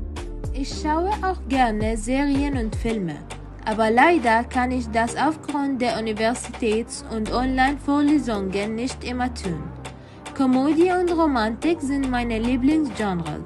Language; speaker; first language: German; non-native, learner; Arabic